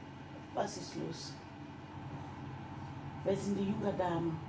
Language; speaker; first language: German; non-native, learner; French